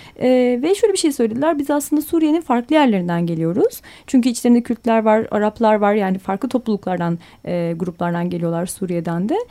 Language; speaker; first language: Turkish; native; Turkish